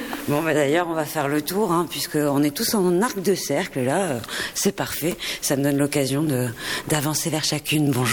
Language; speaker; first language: French; native; French